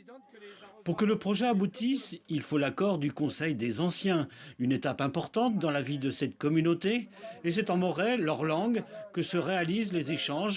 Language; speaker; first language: French; native; French